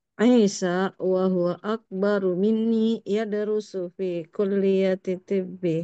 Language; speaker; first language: Arabic; non-native, learner; Indonesian